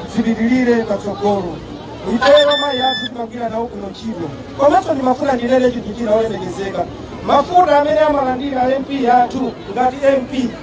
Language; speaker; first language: Nyanja; native; Nyanja